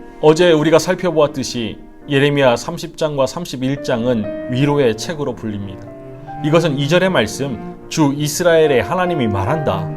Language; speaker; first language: Korean; native; Korean